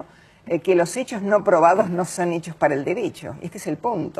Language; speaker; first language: Spanish; native; Spanish